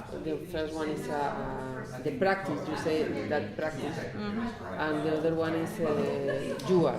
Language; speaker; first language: English; non-native, learner; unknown